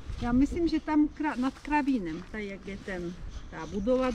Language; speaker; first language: Czech; native; Czech